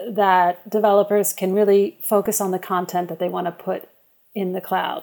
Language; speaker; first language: English; native; English